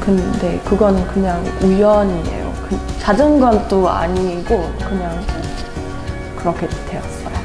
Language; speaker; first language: Korean; non-native, fluent; German